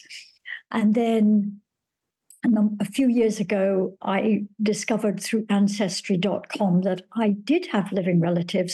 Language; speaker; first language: English; native; English